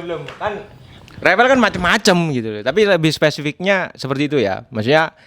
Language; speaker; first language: Indonesian; native; Indonesian